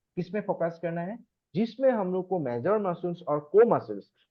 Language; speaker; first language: Hindi; non-native, local second language; Assamese